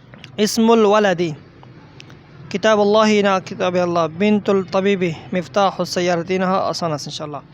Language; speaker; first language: Arabic; non-native, fluent; Persian